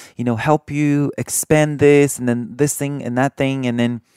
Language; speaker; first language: English; early bilingual, other home language; Portuguese